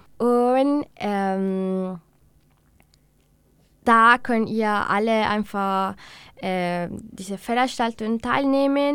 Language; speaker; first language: German; non-native, learner; Spanish